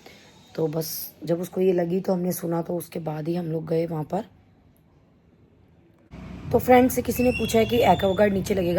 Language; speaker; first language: Hindi; native; Hindi